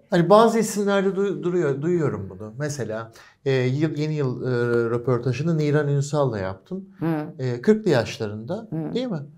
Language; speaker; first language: Turkish; native; Turkish